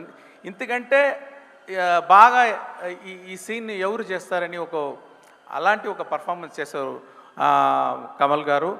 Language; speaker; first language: Telugu; non-native, fluent; Tamil